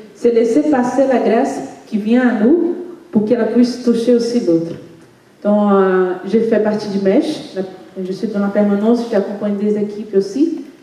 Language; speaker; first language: French; non-native, fluent; Portuguese